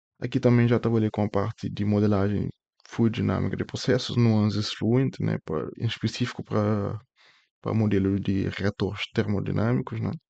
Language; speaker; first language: Portuguese; non-native, local second language; Kabuverdianu